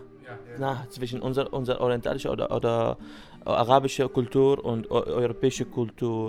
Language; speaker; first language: German; non-native, learner; Arabic